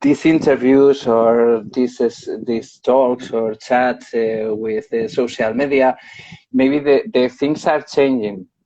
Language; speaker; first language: English; non-native, learner; Spanish